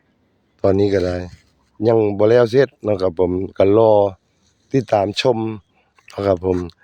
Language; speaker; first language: Thai; non-native, local second language; Northeastern Thai